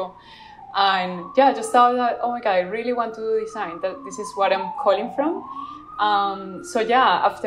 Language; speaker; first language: English; non-native, fluent; Spanish